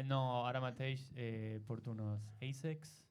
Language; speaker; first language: Catalan; non-native, learner; Spanish